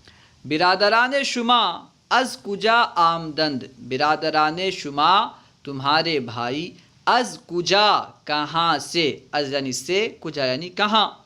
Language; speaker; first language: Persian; non-native, fluent; Urdu